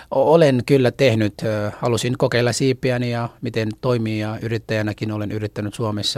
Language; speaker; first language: Finnish; non-native, fluent; Somali